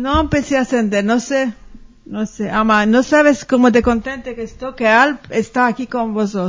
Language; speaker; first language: Spanish; early bilingual, heritage; Ladino